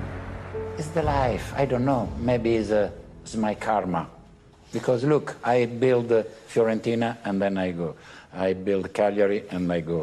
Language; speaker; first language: English; non-native, fluent; Italian